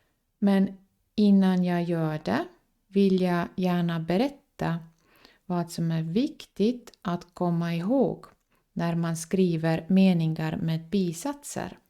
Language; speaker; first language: Swedish; non-native, fluent; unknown